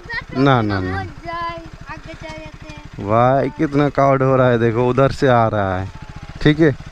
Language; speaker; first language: Hindi; non-native, local second language; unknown